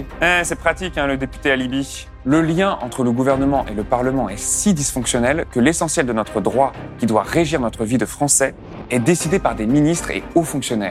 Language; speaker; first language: French; native; French